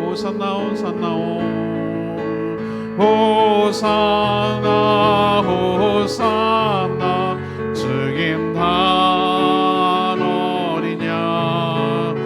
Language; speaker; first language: Korean; native; Korean